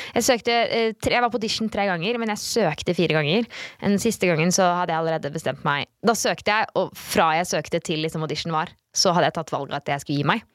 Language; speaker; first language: Norwegian; native; Norwegian